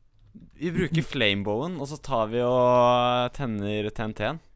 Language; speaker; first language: Norwegian; native; Norwegian